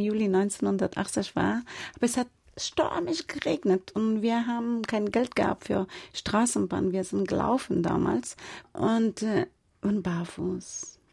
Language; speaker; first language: German; non-native, fluent; Persian